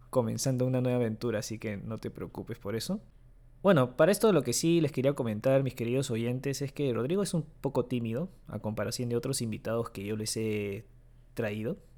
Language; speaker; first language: Spanish; early bilingual, other home language; Japanese